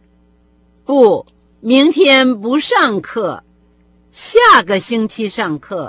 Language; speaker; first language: Chinese; non-native, fluent; Russian